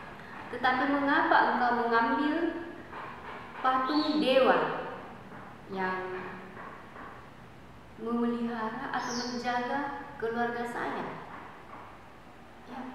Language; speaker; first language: Indonesian; native; Indonesian